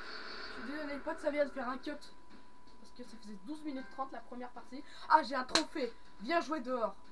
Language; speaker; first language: French; native; French